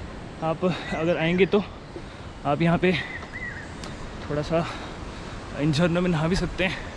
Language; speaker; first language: Hindi; native; Hindi